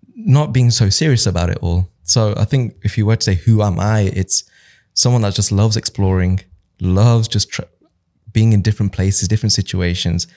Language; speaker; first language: English; early bilingual, other home language; Hindi